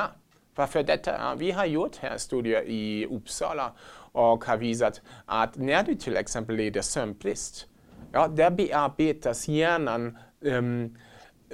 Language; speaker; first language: Swedish; non-native, fluent; German